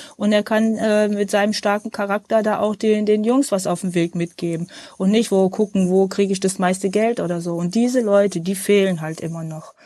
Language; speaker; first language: German; native; German